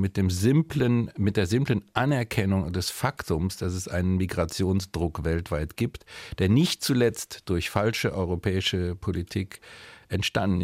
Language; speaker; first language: German; native; German